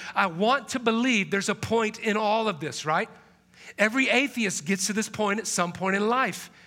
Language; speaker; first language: English; native; English